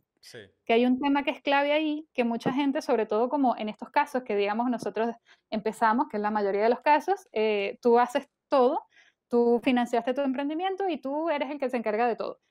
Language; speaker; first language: Spanish; native; Spanish